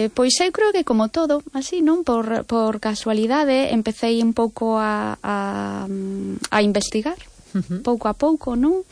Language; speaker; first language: Galician; non-native, local second language; Spanish